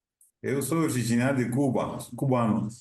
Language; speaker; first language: Portuguese; non-native, learner; Spanish